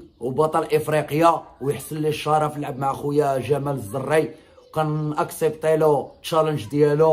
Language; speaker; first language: Arabic; native; Arabic